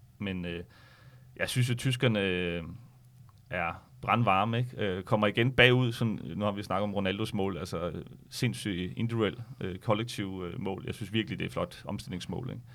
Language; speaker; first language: Danish; native; Danish